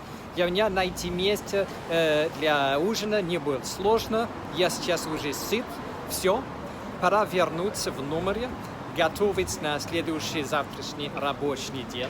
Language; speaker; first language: Russian; non-native, fluent; English